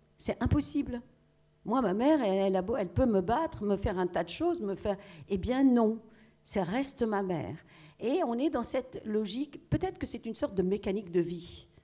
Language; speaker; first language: French; non-native, local second language; Arabic